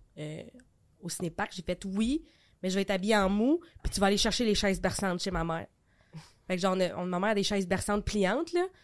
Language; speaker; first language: French; early bilingual, other home language; Arabic